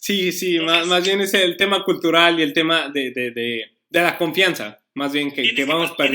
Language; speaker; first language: Spanish; native; Spanish